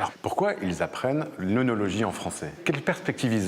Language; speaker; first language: French; native; French